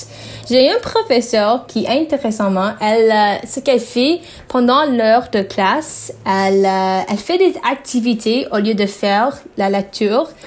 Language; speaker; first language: French; non-native, learner; English